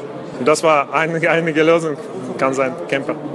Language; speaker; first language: German; non-native, learner; Russian